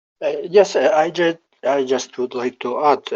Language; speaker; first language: English; non-native, learner; Ukrainian